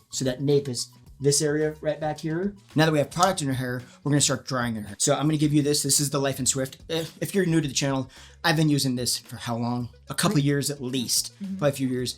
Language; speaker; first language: English; native; English